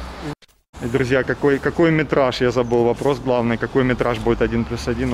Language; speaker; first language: Russian; native; Russian